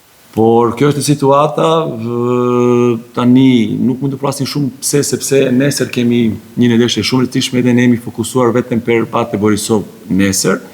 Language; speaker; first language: Albanian; non-native, learner; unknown